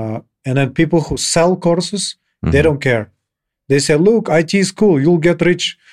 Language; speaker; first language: English; non-native, fluent; Kyrgyz